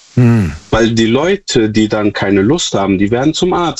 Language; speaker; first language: German; native; German